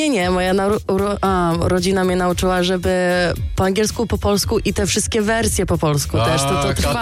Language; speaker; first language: Polish; early bilingual, heritage; English